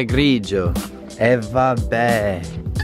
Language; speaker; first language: Italian; non-native, fluent; English